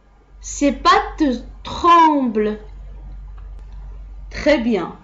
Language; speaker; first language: French; non-native, local second language; Arabic